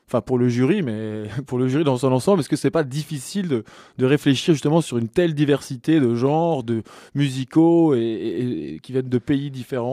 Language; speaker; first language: French; native; French